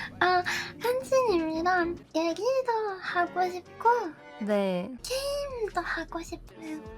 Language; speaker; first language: Korean; non-native, learner; Japanese